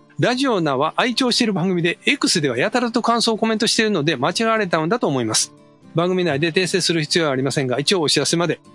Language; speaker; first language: Japanese; native; Japanese